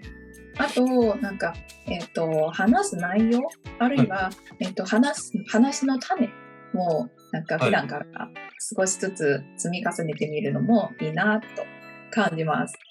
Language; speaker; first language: Japanese; non-native, fluent; Chinese